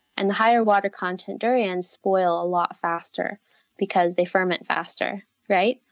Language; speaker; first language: English; native; English